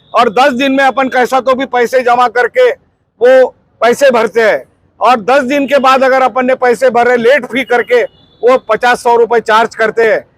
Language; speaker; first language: Hindi; non-native, local second language; Marathi